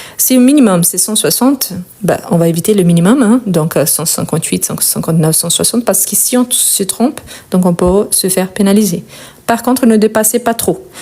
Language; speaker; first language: French; non-native, fluent; Portuguese